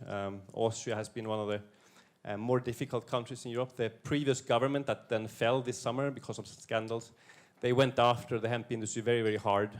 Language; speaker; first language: English; non-native, fluent; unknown